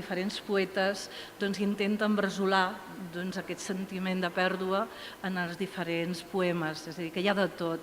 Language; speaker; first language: Catalan; native; Catalan